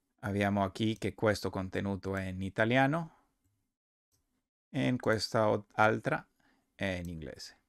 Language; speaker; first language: Italian; non-native, learner; Spanish